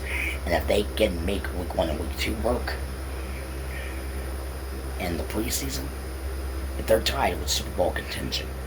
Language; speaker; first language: English; native; English